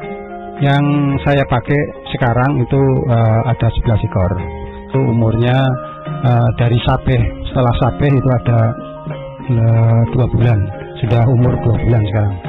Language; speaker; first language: Indonesian; non-native, local second language; Javanese